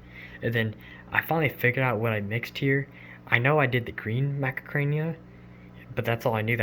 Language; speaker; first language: English; native; English